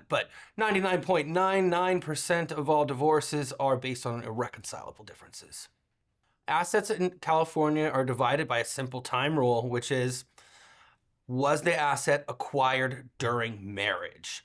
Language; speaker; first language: English; native; English